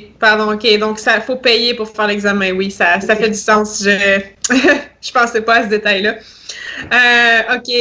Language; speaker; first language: French; native; French